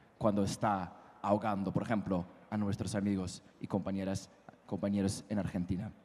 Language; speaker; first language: Spanish; non-native, fluent; English